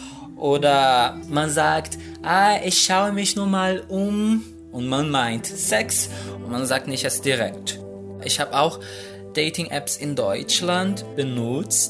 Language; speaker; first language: German; non-native, fluent; Portuguese